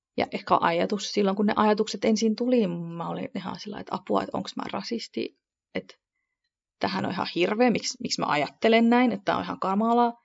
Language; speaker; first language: Finnish; early bilingual, other home language; Kurdish